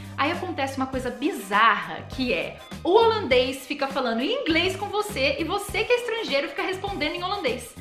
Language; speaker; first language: Portuguese; native; Portuguese